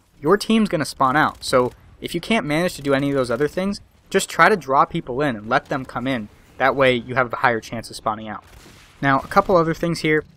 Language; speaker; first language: English; native; English